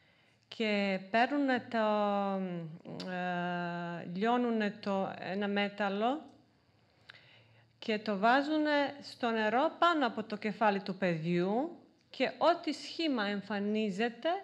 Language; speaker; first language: Greek; non-native, fluent; Serbian